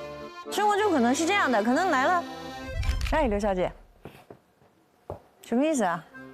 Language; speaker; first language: Chinese; native; Chinese